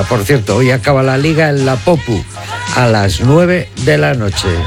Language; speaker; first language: Spanish; native; Spanish